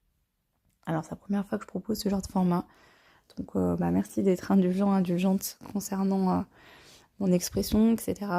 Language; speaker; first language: French; native; French